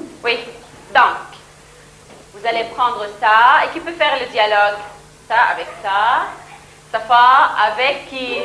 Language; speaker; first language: French; non-native, fluent; Arabic